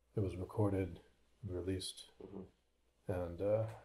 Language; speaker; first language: English; native; English